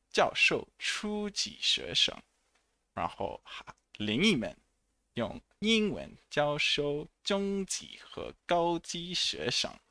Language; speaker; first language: Chinese; non-native, fluent; English